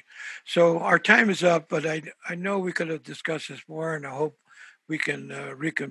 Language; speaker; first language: English; early bilingual, other home language; Spanish